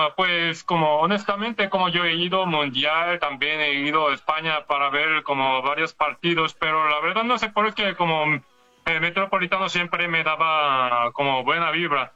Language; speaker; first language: Spanish; non-native, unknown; Korean